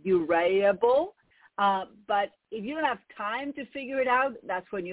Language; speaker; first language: English; non-native, fluent; Spanish